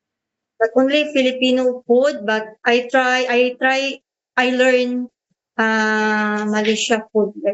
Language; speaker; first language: English; non-native, learner; Cebuano